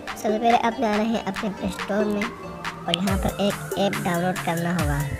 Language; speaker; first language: Urdu; non-native, local second language; Punjabi